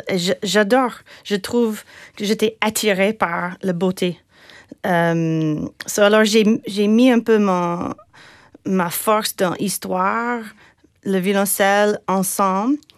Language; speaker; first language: French; non-native, fluent; English